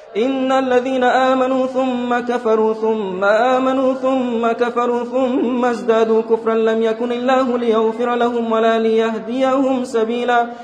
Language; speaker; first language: Arabic; non-native, fluent; Persian